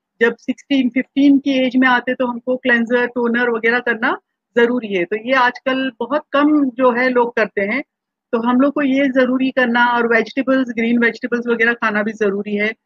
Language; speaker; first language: Hindi; non-native, local second language; Marathi